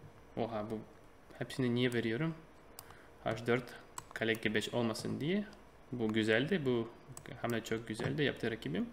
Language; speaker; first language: Turkish; non-native, fluent; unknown